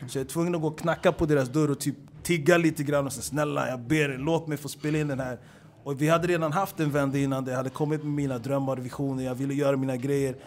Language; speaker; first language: Swedish; early bilingual, other home language; Papiamento